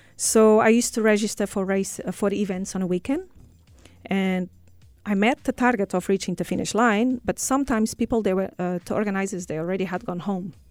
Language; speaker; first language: English; non-native, fluent; Portuguese